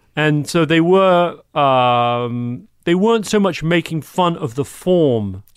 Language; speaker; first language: English; native; English